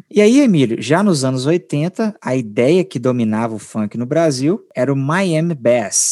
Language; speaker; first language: Portuguese; native; Portuguese